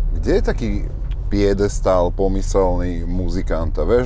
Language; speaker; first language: Slovak; native; Slovak